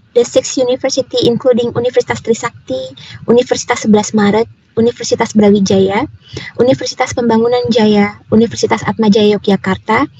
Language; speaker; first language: English; non-native, fluent; Indonesian